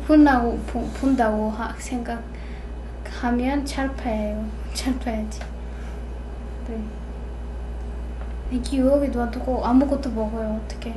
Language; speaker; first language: Korean; non-native, learner; Amharic